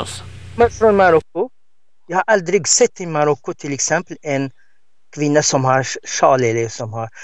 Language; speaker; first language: Swedish; non-native, fluent; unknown